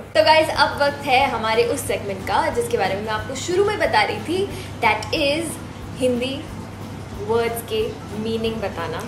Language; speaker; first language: Hindi; native; Hindi